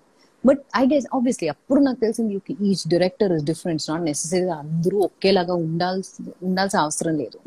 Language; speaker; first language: Telugu; non-native, fluent; Malayalam